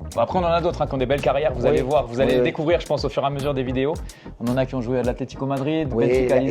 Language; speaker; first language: French; native; French